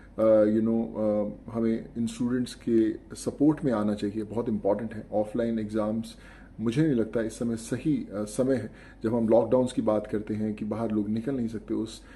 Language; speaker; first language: Hindi; non-native, local second language; Punjabi